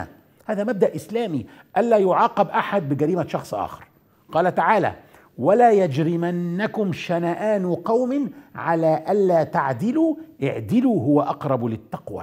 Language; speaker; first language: Arabic; native; Arabic